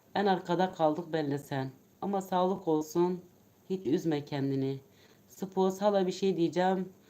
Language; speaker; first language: Turkish; native; Turkish